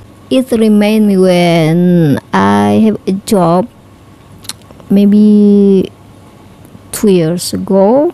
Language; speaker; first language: English; non-native, learner; Indonesian